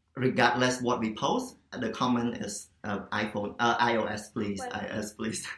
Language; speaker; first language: English; non-native, fluent; Khmer